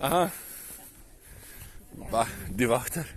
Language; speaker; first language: German; non-native, learner; Serbian